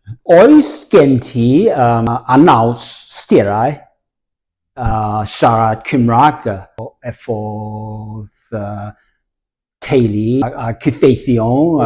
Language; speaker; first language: Welsh; non-native, learner; English